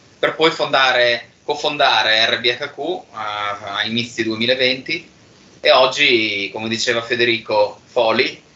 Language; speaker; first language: Italian; native; Italian